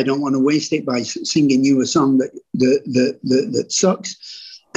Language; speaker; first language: English; native; English